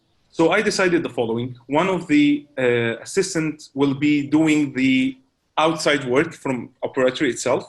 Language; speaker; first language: English; non-native, fluent; Arabic